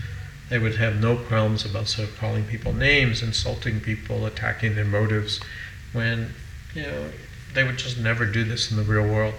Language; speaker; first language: English; native; English